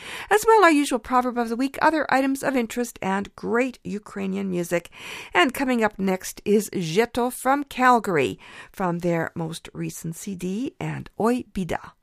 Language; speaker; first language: English; early bilingual, other home language; Ukrainian